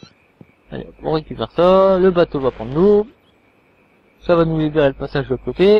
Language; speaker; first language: French; native; French